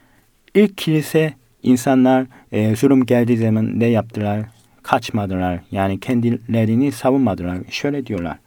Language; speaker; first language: Turkish; non-native, fluent; Korean